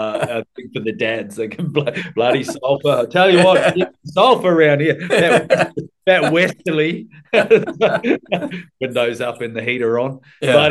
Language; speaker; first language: English; native; English